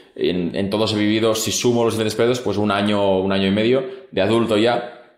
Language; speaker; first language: Spanish; non-native, local second language; Catalan